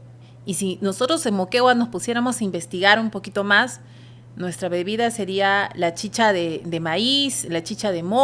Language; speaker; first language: Spanish; native; Spanish